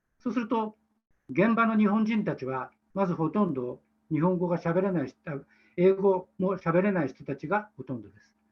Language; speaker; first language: Japanese; native; Japanese